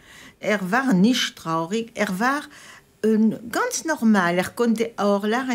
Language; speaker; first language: German; non-native, fluent; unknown